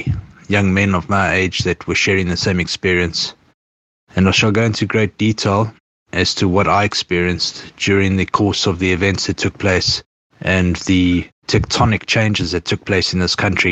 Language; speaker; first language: English; native; English